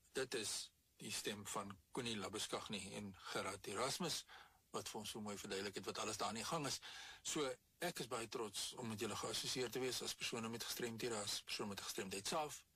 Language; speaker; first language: Afrikaans; native; Afrikaans